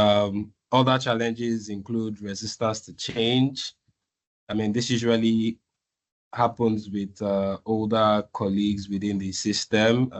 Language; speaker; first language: English; non-native, local second language; Yoruba